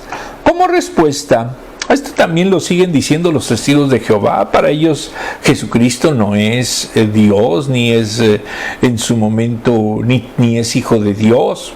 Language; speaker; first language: Spanish; native; Spanish